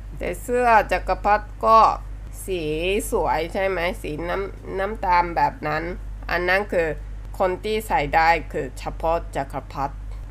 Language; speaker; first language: Thai; non-native, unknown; Japanese